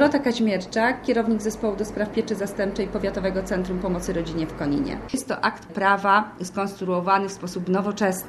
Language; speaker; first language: Polish; native; Polish